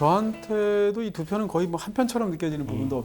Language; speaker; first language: Korean; native; Korean